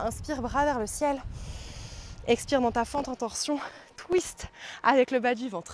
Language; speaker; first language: French; native; French